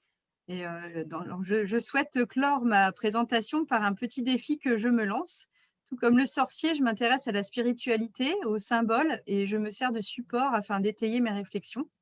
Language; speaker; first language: French; native; French